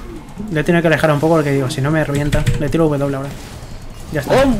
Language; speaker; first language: Spanish; native; Spanish